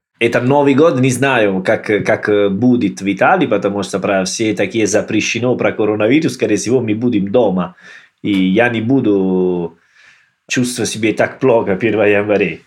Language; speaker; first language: Russian; non-native, learner; Italian